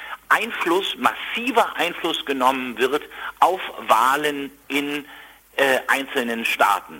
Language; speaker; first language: German; native; German